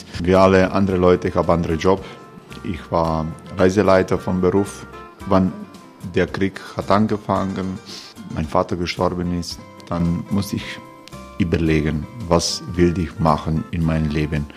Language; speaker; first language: German; non-native, learner; Croatian